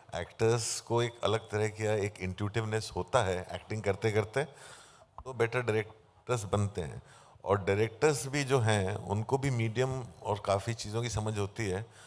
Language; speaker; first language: Hindi; native; Hindi